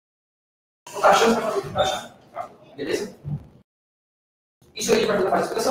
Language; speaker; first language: Portuguese; native; Portuguese